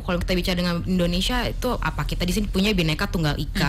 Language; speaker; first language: Indonesian; native; Indonesian